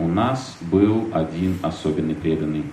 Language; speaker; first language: Russian; native; Russian